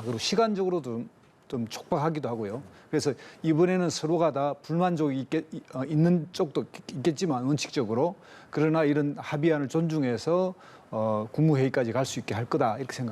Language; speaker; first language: Korean; native; Korean